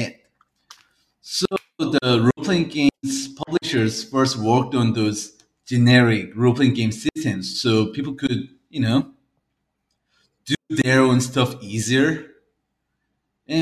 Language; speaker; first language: English; early bilingual, other home language; Korean